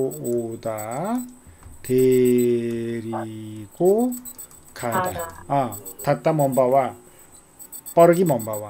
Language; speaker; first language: Korean; native; Korean